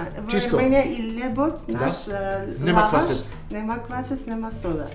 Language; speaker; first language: Macedonian; non-native, fluent; Armenian